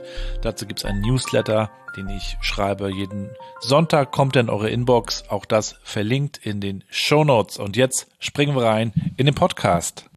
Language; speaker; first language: German; native; German